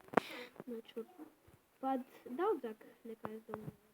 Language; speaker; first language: Latvian; non-native, local second language; Russian